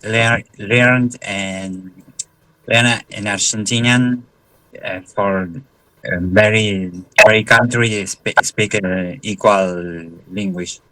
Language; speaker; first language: English; non-native, learner; Spanish